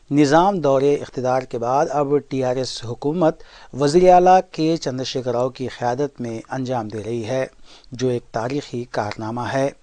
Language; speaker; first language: Urdu; native; Urdu